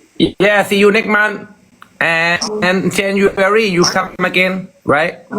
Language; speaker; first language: English; non-native, learner; Thai